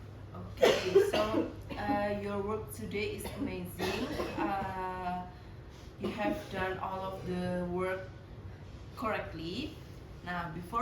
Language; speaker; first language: English; non-native, learner; Indonesian